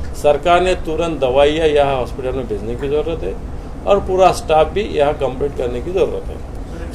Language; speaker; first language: Hindi; non-native, local second language; Marathi